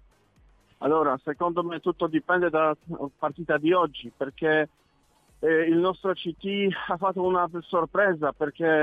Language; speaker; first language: Italian; non-native, learner; Polish